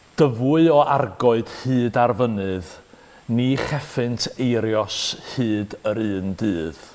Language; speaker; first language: Welsh; native; Welsh